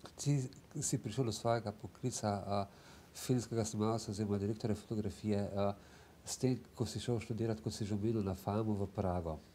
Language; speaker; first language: Slovenian; native; Slovenian